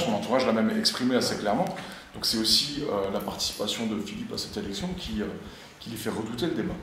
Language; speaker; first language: French; native; French